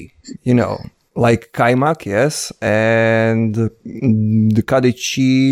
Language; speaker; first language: English; non-native, fluent; Croatian